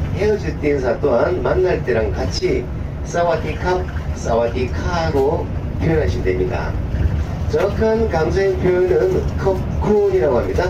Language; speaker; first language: Korean; native; Korean